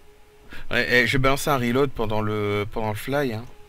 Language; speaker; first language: French; native; French